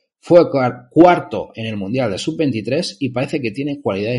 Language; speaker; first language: Spanish; native; Spanish